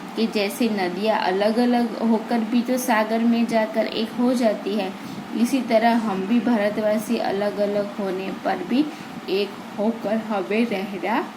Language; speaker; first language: Hindi; non-native, local second language; Gujarati